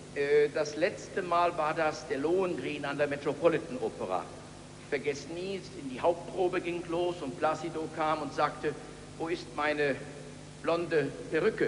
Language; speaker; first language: German; native; German